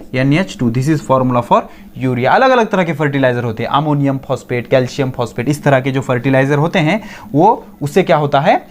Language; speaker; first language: Hindi; non-native, local second language; Marathi